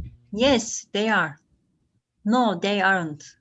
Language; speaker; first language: English; non-native, learner; Turkish